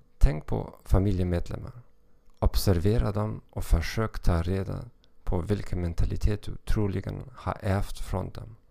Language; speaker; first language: Swedish; non-native, learner; German